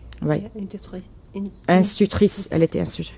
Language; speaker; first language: French; non-native, local second language; Arabic